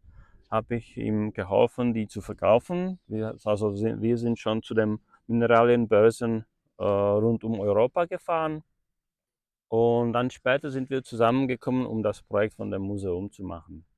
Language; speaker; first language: German; non-native, fluent; Czech